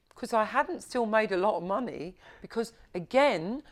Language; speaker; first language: English; native; English